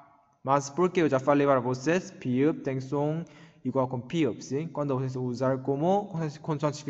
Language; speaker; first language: Portuguese; non-native, learner; Korean